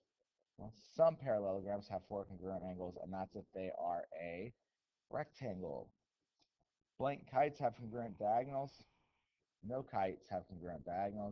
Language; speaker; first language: English; native; English